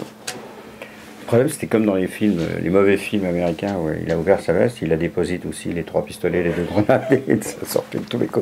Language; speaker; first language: French; native; French